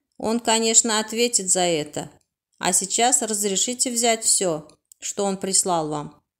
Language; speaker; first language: Russian; non-native, local second language; Turkmen